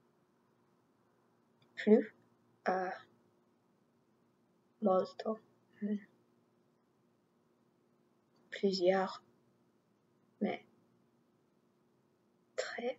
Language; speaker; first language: French; non-native, learner; English